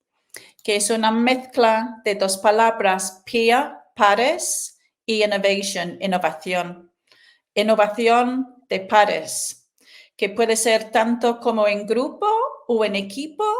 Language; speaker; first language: Spanish; non-native, fluent; English